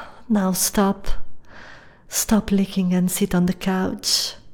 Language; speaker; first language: English; non-native, fluent; Italian